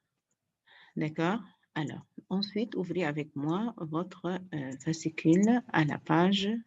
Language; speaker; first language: French; non-native, fluent; Arabic